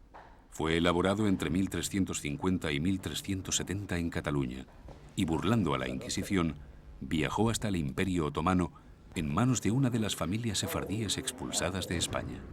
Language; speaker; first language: Spanish; native; Spanish